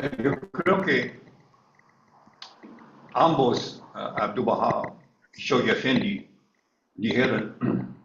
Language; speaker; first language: Spanish; non-native, learner; English